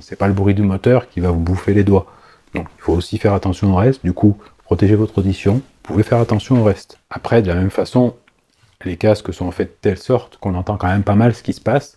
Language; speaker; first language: French; native; French